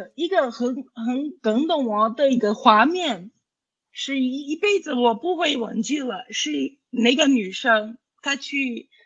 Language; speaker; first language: Chinese; non-native, fluent; Portuguese